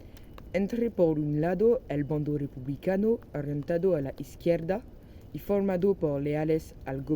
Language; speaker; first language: Spanish; non-native, learner; French